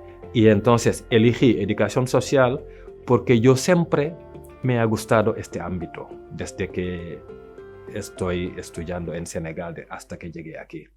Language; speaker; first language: Spanish; non-native, local second language; French